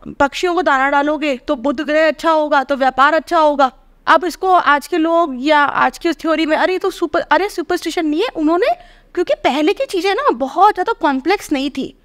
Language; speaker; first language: Hindi; native; Hindi